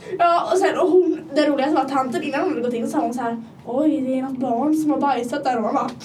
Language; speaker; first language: Swedish; early bilingual, other home language; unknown